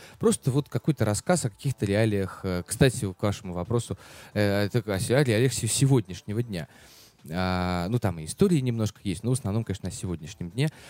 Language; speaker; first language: Russian; native; Russian